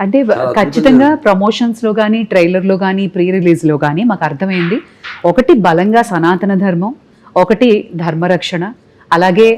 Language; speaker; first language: Telugu; native; Telugu